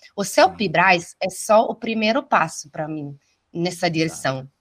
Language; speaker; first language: Portuguese; non-native, fluent; Italian